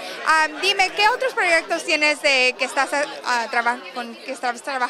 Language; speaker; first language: Spanish; early bilingual, heritage; Spanish